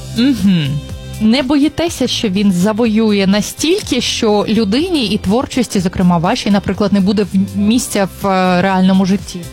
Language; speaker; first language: Ukrainian; native; Ukrainian